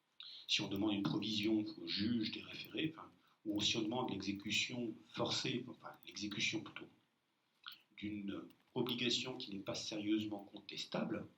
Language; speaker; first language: French; native; French